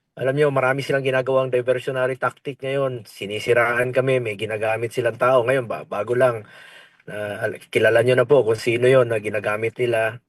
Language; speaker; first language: Filipino; non-native, local second language; Cebuano